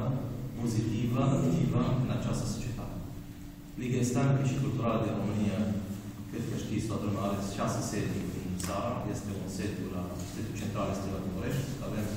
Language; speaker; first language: Romanian; non-native, fluent; Arabic